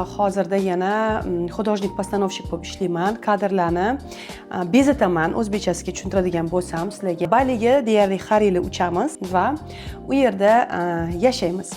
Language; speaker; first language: Uzbek; non-native, local second language; Russian